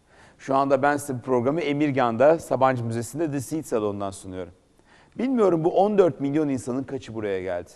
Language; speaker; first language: Turkish; native; Turkish